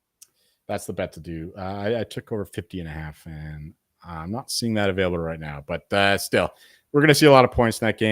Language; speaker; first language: English; native; English